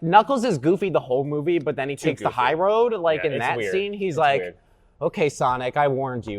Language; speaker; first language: English; native; English